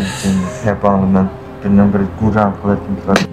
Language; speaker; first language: Chinese; non-native, local second language; Uyghur